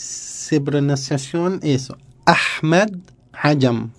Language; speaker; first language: Spanish; non-native, learner; Arabic